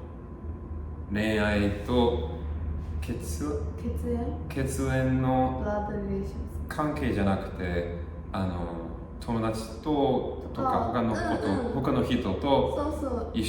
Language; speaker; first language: Japanese; non-native, learner; English